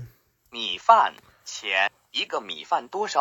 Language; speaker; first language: Chinese; non-native, learner; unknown